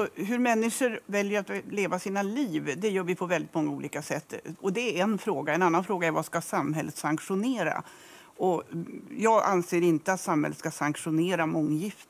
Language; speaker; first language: Swedish; native; Swedish